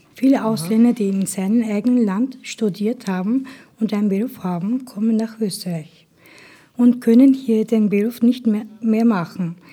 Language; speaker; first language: German; non-native, learner; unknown